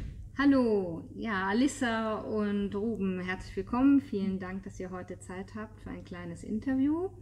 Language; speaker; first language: German; native; German